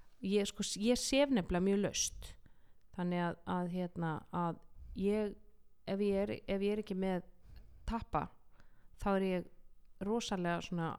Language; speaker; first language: Icelandic; native; Icelandic